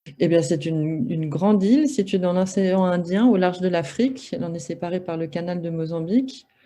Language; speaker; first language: French; native; French